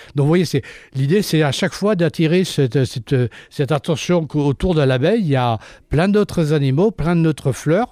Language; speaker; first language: French; native; French